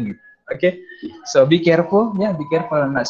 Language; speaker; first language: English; non-native, fluent; Indonesian